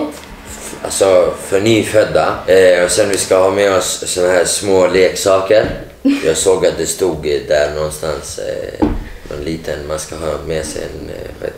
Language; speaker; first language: Swedish; non-native, learner; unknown